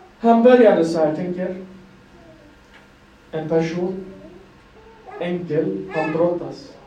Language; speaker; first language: Swedish; non-native, fluent; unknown